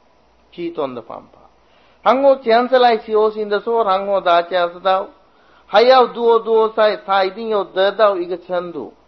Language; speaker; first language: Chinese; non-native, fluent; Sinhala